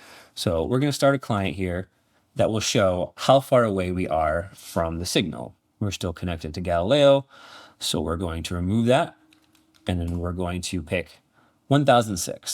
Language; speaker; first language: English; native; English